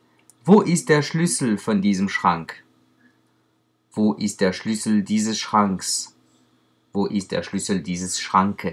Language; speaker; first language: German; non-native, fluent; French